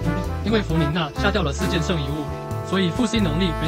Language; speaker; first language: Chinese; native; Chinese